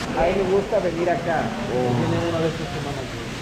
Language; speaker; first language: Spanish; non-native, learner; Korean